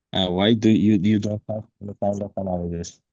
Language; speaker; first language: English; non-native, learner; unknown